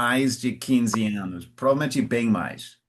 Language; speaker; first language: Portuguese; non-native, fluent; English